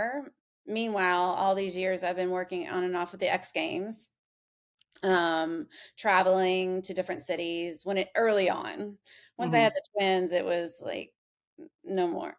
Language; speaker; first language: English; native; English